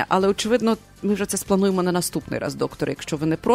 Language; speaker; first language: Ukrainian; native; Ukrainian